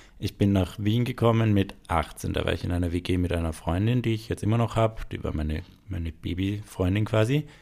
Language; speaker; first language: German; native; German